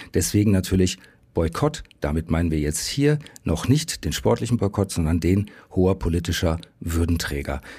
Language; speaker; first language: German; native; German